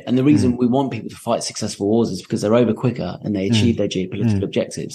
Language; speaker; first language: English; native; English